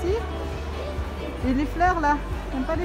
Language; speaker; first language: French; native; French